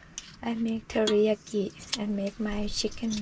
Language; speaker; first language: English; non-native, learner; Thai